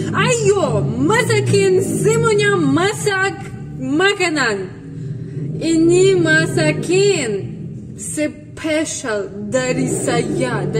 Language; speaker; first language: Indonesian; non-native, learner; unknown